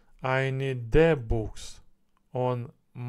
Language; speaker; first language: English; non-native, learner; Russian